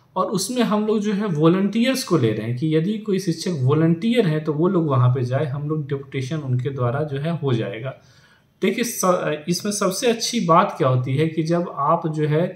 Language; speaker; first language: Hindi; native; Hindi